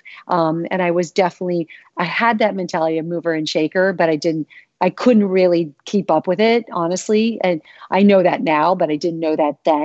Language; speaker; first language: English; native; English